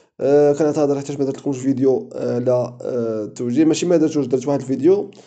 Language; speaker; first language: Arabic; native; Arabic